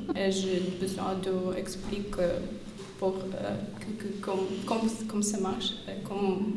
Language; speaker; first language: French; non-native, fluent; Ukrainian